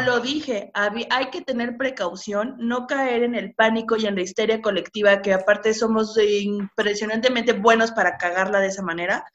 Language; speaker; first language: Spanish; native; Spanish